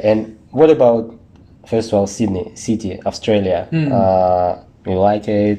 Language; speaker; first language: English; non-native, learner; Russian